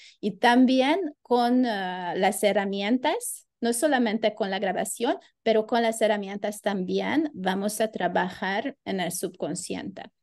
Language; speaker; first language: Spanish; non-native, learner; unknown